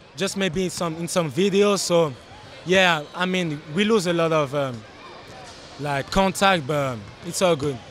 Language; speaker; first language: English; non-native, fluent; French